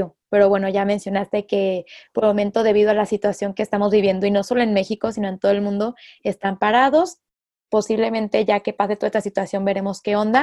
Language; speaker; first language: Spanish; native; Spanish